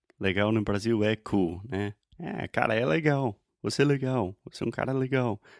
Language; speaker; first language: Portuguese; non-native, fluent; English